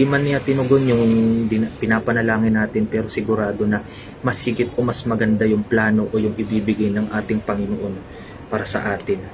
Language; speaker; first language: Filipino; native; Filipino